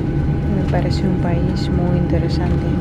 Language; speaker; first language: Spanish; non-native, fluent; Russian